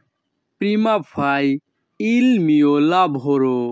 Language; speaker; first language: Italian; non-native, fluent; Bangla